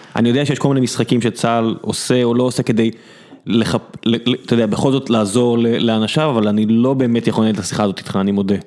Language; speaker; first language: Hebrew; native; Hebrew